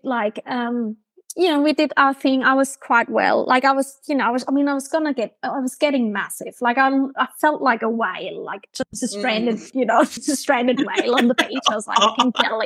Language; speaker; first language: English; non-native, fluent; German